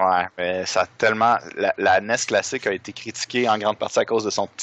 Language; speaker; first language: French; native; French